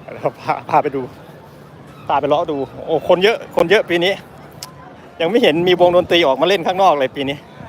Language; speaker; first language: Thai; native; Thai